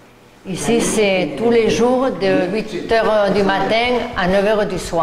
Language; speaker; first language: French; non-native, learner; Spanish